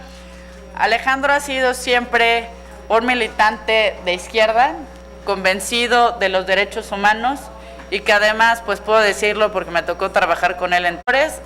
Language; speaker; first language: Spanish; native; Spanish